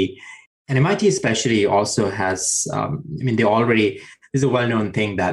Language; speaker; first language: English; non-native, local second language; Sinhala